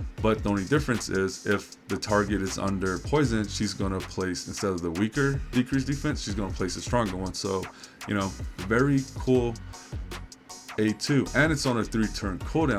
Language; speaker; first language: English; native; English